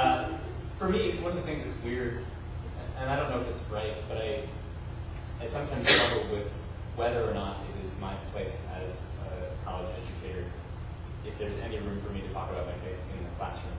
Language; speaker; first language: English; native; English